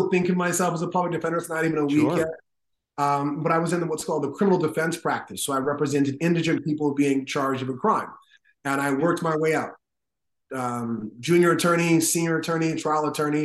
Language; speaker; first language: English; native; English